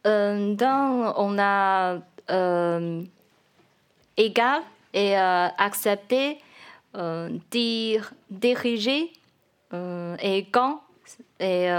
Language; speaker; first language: French; non-native, learner; Chinese